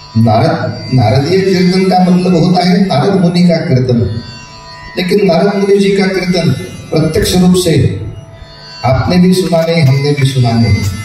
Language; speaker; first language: Hindi; non-native, local second language; Marathi